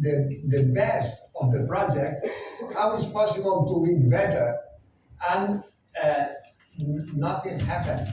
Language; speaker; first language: English; non-native, fluent; Spanish